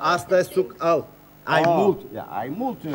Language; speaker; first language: Romanian; non-native, learner; Turkish